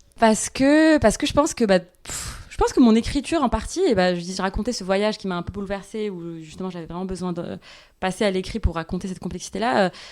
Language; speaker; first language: French; non-native, local second language; Arabic